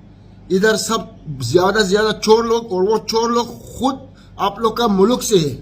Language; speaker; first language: Hindi; non-native, learner; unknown